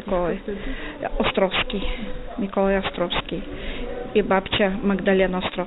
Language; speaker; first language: Polish; non-native, learner; Russian